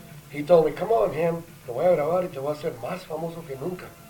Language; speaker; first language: Spanish; early bilingual, heritage; Spanish